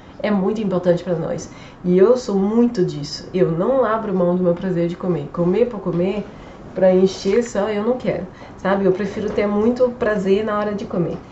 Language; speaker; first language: Portuguese; non-native, fluent; French